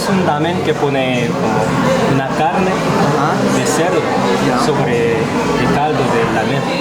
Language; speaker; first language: Spanish; non-native, fluent; Korean